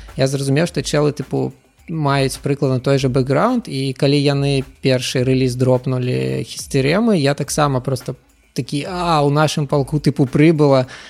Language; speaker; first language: Belarusian; non-native, local second language; Russian